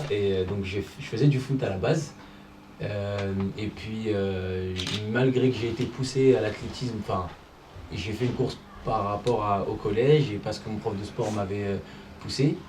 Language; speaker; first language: French; early bilingual, other home language; Arabic